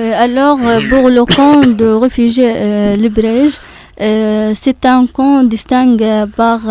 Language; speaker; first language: French; non-native, learner; Arabic